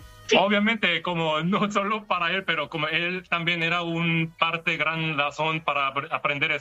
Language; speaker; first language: Spanish; non-native, fluent; Korean